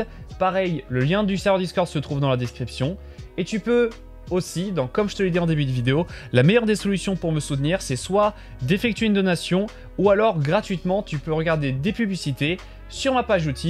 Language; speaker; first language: French; native; French